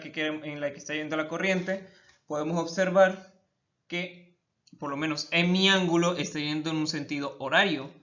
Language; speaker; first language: Spanish; native; Spanish